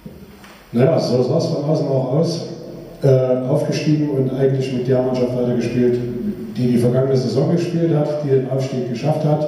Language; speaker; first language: German; native; German